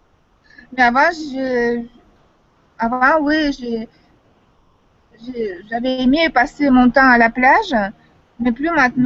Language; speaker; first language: French; non-native, fluent; Russian